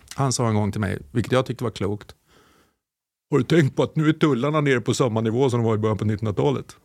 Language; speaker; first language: Swedish; native; Swedish